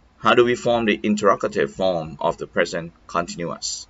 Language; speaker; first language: English; non-native, fluent; Thai